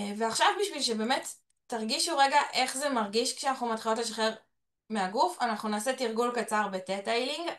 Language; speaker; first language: Hebrew; early bilingual, other home language; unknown